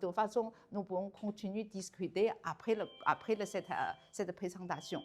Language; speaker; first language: French; non-native, learner; Chinese